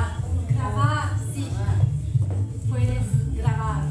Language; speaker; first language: Spanish; non-native, learner; French